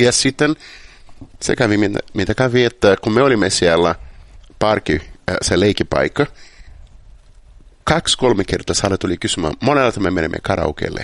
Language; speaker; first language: Finnish; non-native, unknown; Portuguese